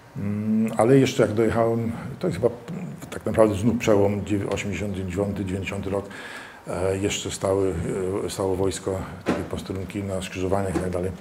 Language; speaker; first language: Polish; early bilingual, heritage; Polish